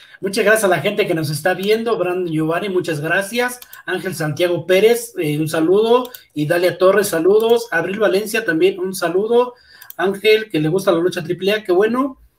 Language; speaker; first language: Spanish; native; Spanish